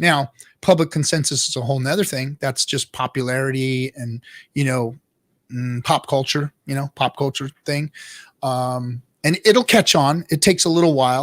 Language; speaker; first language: English; native; English